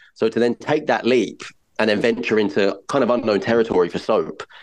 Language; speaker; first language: English; native; English